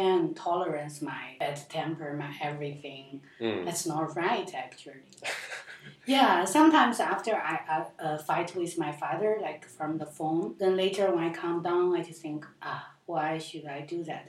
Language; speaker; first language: English; non-native, learner; Chinese